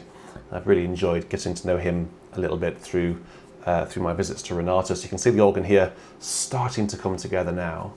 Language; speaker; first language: English; native; English